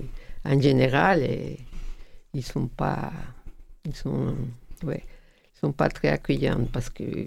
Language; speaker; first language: French; non-native, learner; Spanish